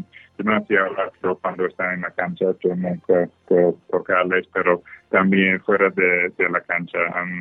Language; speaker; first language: Spanish; non-native, fluent; English